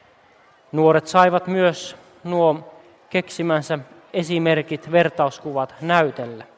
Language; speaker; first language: Finnish; native; Finnish